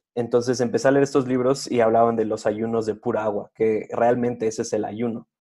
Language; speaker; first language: Spanish; native; Spanish